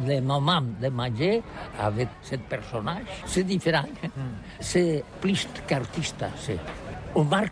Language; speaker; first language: French; non-native, learner; Catalan